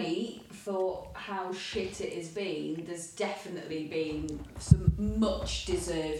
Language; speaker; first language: English; native; English